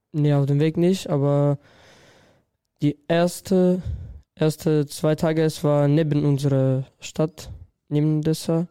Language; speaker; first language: German; non-native, learner; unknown